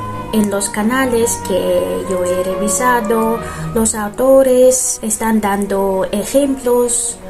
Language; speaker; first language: Spanish; non-native, fluent; Russian